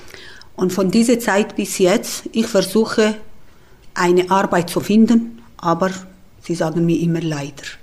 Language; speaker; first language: German; non-native, learner; Kurdish